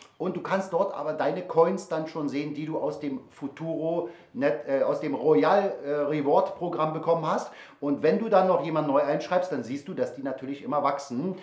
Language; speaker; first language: German; native; German